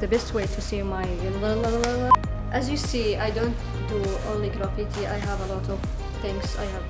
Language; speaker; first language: English; non-native, learner; Arabic